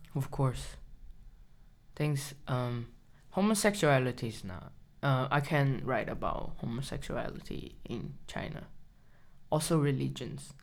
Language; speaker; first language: English; non-native, learner; Chinese